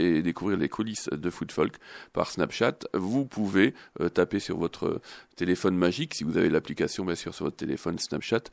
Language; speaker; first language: French; native; French